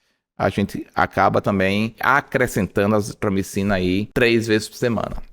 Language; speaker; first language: Portuguese; native; Portuguese